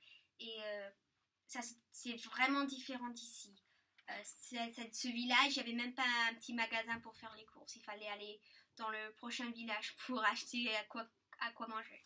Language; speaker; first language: French; early bilingual, heritage; English